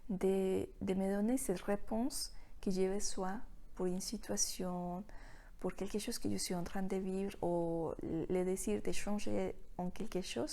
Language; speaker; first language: French; non-native, fluent; Spanish